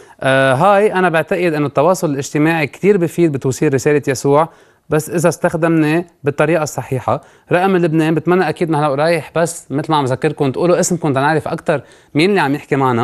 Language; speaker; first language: Arabic; native; Arabic